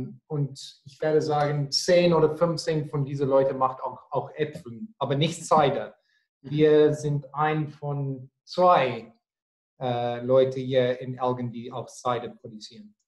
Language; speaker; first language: German; non-native, fluent; Afrikaans